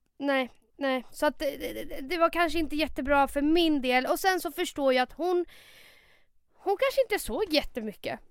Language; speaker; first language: Swedish; early bilingual, other home language; Spanish